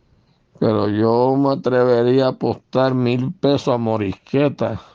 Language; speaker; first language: Spanish; native; Spanish